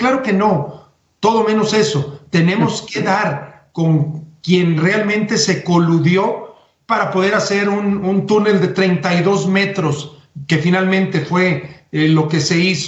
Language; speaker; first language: Spanish; native; Spanish